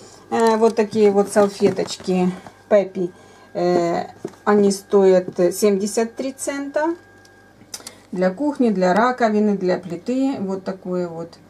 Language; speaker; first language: Russian; native; Russian